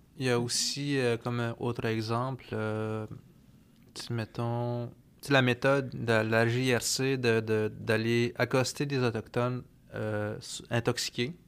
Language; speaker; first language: French; non-native, local second language; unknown